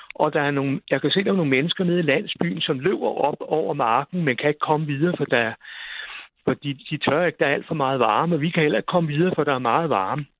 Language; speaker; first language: Danish; native; Danish